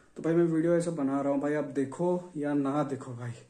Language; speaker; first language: Hindi; non-native, local second language; Odia